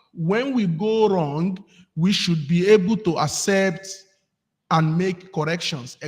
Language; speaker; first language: English; non-native, local second language; Yoruba